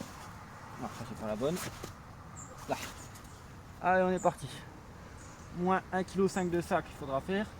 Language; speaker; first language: French; native; French